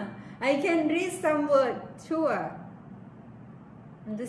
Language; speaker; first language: English; non-native, learner; Thai